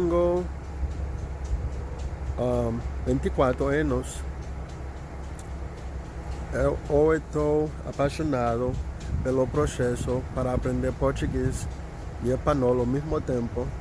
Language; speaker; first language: Portuguese; non-native, learner; Haitian Creole